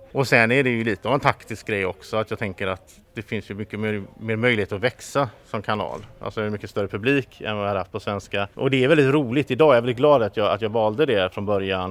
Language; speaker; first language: Swedish; native; Swedish